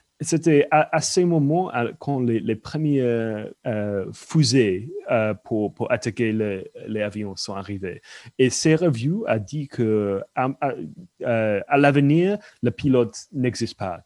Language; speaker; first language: French; non-native, fluent; English